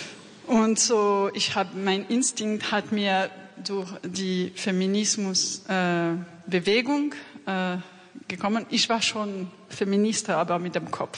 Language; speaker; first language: German; non-native, learner; French